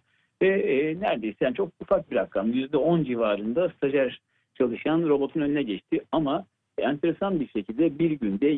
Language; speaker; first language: Turkish; native; Turkish